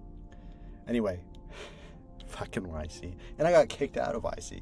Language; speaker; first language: English; native; English